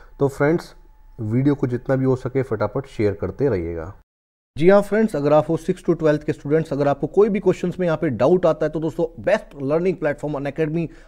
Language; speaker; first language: Hindi; native; Hindi